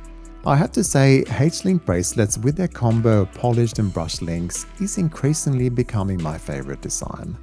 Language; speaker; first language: English; native; English